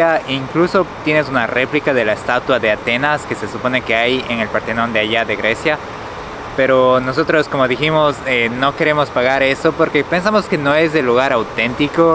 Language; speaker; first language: Spanish; native; Spanish